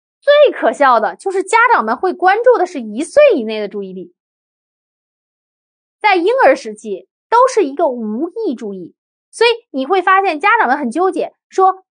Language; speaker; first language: Chinese; native; Chinese